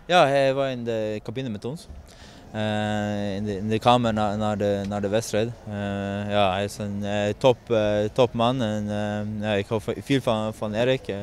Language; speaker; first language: Dutch; non-native, fluent; Norwegian